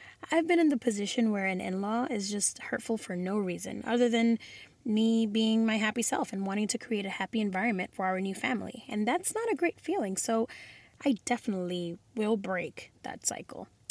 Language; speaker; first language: English; early bilingual, other home language; Spanish